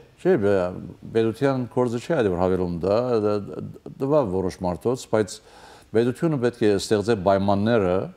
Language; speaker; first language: Armenian; early bilingual, heritage; Armenian